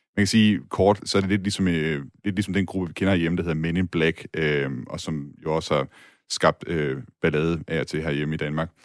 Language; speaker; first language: Danish; native; Danish